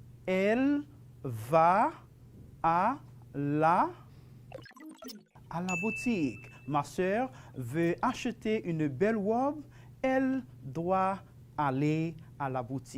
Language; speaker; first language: French; non-native, fluent; Spanish